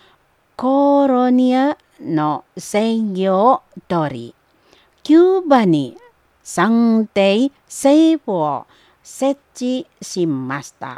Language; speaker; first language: Japanese; non-native, fluent; Indonesian